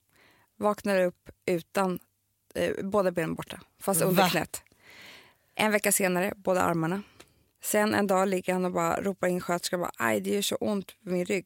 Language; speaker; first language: Swedish; native; Swedish